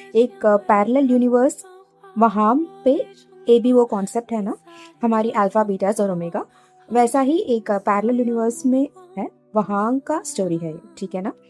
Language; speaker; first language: Hindi; non-native, local second language; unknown